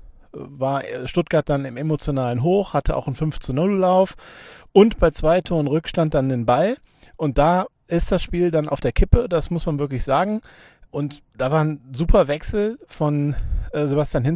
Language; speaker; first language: German; native; German